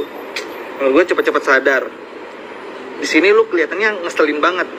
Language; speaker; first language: Indonesian; native; Indonesian